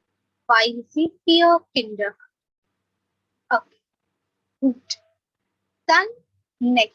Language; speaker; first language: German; non-native, fluent; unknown